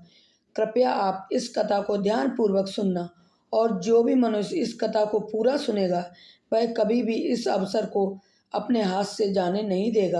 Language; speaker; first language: Hindi; native; Hindi